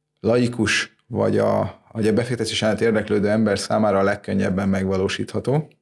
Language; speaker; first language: Hungarian; native; Hungarian